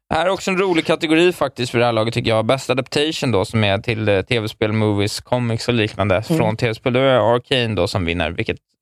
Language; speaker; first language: Swedish; native; Swedish